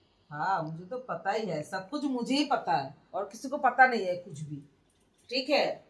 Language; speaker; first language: Hindi; non-native, local second language; Bangla